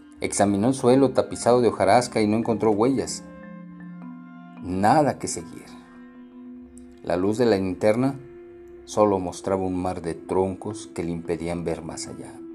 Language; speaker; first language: Spanish; native; Spanish